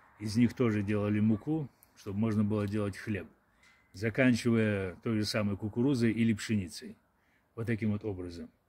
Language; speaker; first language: Russian; non-native, local second language; Adyghe